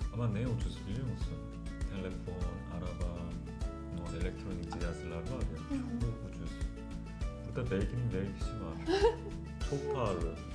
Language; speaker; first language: Turkish; non-native, fluent; Korean